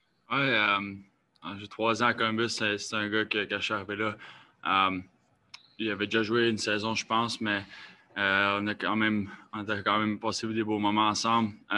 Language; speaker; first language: French; native; French